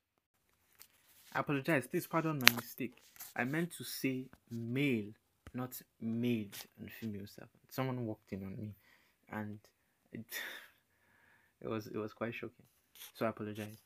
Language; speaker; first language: English; non-native, local second language; Yoruba